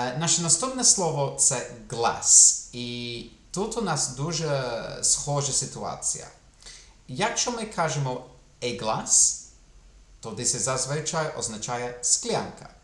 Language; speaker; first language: Ukrainian; non-native, fluent; English